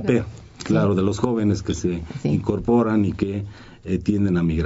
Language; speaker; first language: Spanish; native; Spanish